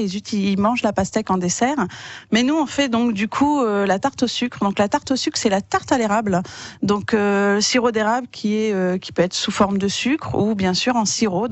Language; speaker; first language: French; native; French